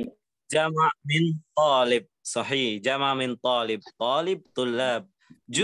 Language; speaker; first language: Arabic; non-native, fluent; Indonesian